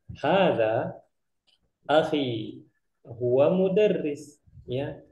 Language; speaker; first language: Arabic; non-native, fluent; Indonesian